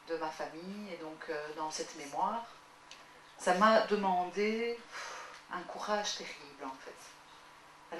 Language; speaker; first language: French; native; French